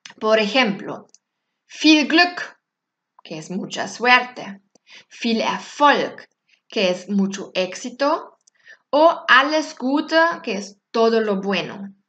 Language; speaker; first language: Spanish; non-native, fluent; German